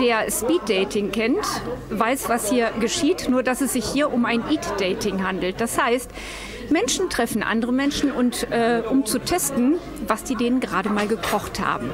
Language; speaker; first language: German; native; German